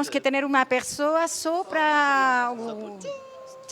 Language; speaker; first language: Portuguese; non-native, fluent; Spanish